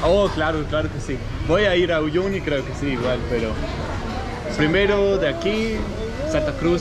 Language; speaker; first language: Spanish; non-native, learner; Danish